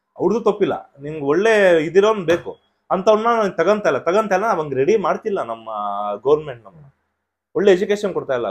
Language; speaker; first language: Kannada; non-native, local second language; Telugu